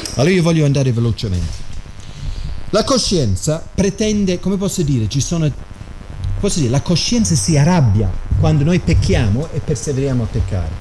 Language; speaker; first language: Italian; non-native, fluent; English